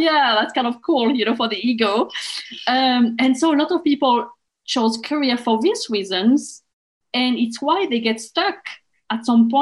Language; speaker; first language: English; non-native, fluent; French